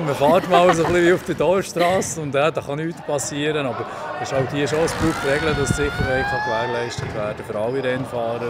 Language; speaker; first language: German; native; German